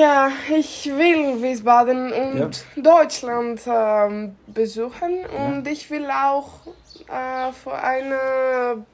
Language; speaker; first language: German; non-native, learner; Greek